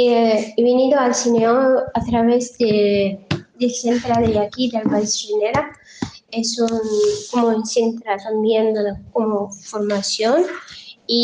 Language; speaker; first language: Spanish; non-native, fluent; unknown